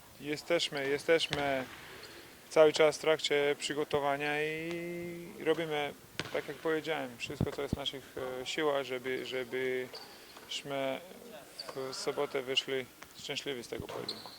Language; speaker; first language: Polish; non-native, fluent; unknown